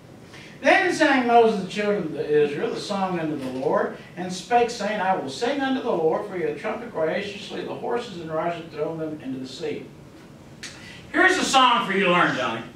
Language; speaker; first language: English; native; English